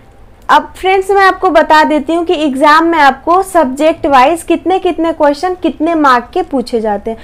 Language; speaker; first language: Hindi; native; Hindi